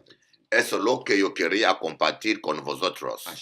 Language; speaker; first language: Spanish; non-native, learner; French